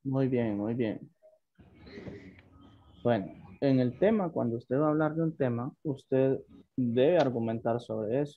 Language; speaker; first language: Spanish; native; Spanish